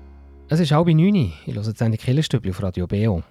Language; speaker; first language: German; native; German